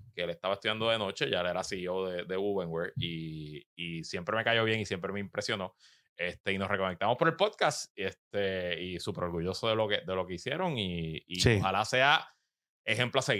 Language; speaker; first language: Spanish; native; Spanish